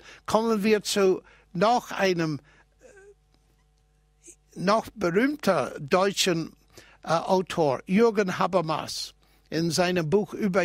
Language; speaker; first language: German; non-native, fluent; English